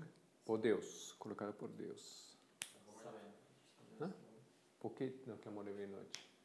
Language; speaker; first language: Portuguese; non-native, fluent; Spanish